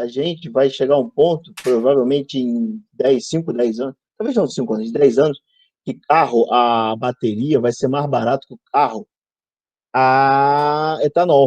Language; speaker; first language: Portuguese; non-native, fluent; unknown